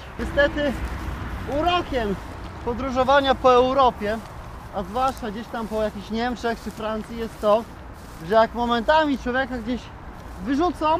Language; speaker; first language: Polish; native; Polish